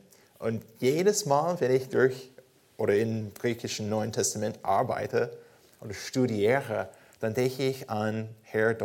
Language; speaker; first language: German; non-native, fluent; English